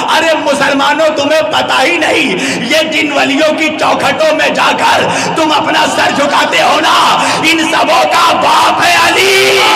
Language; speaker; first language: Urdu; native; Urdu